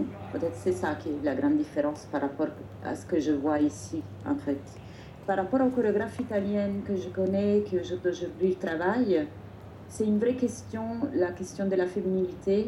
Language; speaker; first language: French; non-native, fluent; Italian